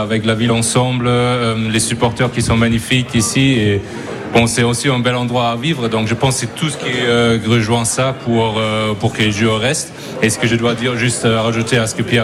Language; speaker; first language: French; non-native, fluent; German